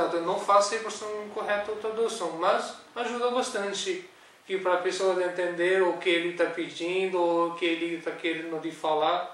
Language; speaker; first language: Portuguese; non-native, learner; Urdu